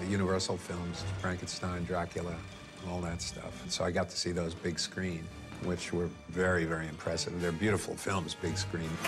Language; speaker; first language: English; native; English